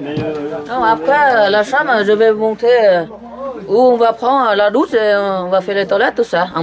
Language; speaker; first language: French; non-native, learner; Vietnamese